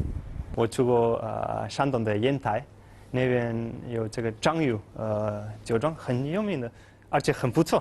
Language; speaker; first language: Chinese; non-native, fluent; Spanish